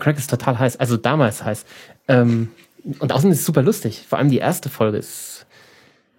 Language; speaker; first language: German; native; German